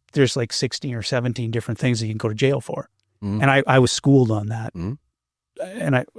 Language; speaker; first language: English; native; English